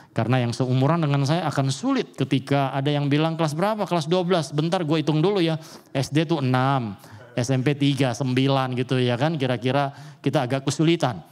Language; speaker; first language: Indonesian; native; Indonesian